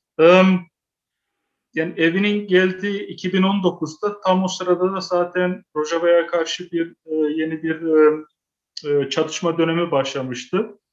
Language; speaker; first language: Turkish; early bilingual, heritage; Turkish